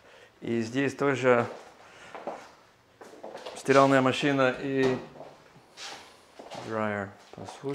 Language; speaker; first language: Russian; non-native, learner; English